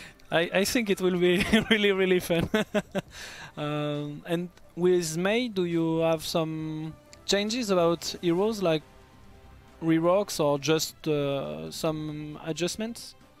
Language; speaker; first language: English; non-native, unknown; French